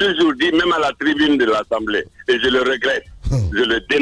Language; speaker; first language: French; non-native, local second language; Mandingo